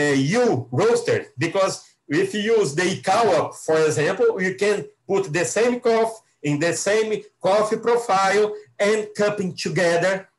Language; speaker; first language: English; non-native, learner; Portuguese